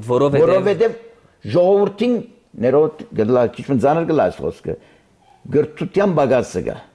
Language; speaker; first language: Armenian; early bilingual, heritage; Armenian